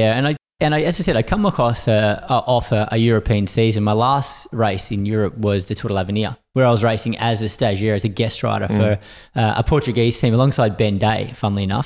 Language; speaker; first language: English; native; English